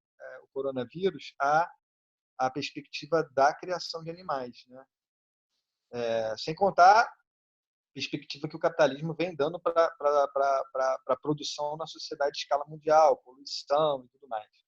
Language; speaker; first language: Portuguese; native; Portuguese